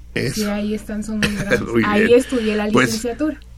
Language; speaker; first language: Spanish; native; Spanish